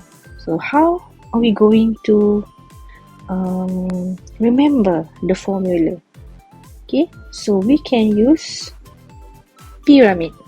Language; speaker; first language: English; non-native, local second language; Malay